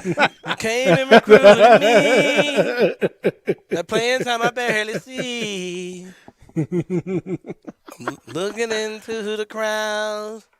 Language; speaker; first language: English; native; English